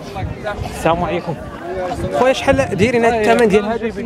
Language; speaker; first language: Arabic; native; Arabic